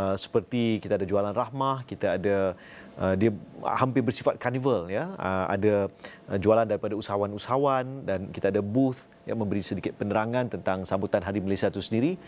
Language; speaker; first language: Malay; native; Malay